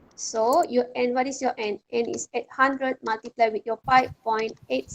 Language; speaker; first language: English; non-native, local second language; Malay